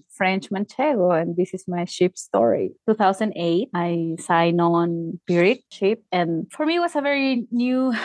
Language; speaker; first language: English; non-native, fluent; Spanish